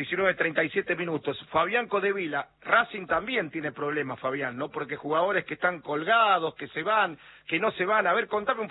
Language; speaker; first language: Spanish; native; Spanish